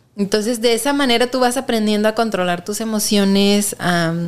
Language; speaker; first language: Spanish; native; Spanish